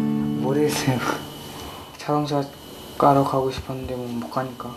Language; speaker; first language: Korean; early bilingual, other home language; Uzbek